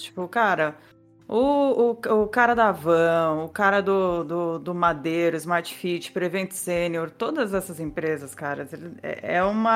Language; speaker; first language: Portuguese; native; Portuguese